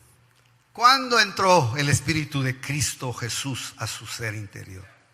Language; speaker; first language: Spanish; native; Spanish